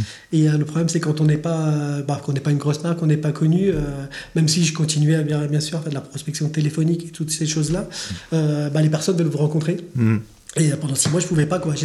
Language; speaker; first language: French; native; French